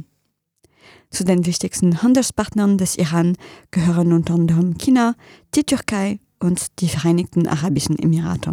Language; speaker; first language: German; non-native, fluent; French